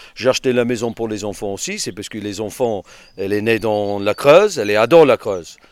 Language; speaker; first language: French; non-native, fluent; English